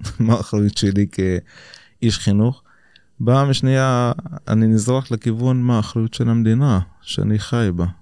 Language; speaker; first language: Hebrew; non-native, local second language; Arabic